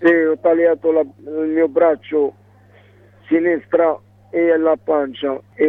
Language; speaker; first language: Italian; non-native, learner; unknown